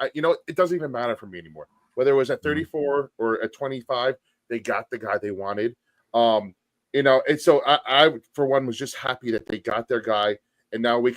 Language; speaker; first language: English; native; English